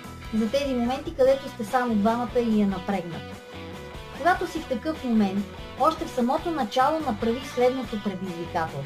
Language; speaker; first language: Bulgarian; native; Bulgarian